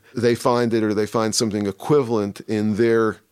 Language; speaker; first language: English; native; English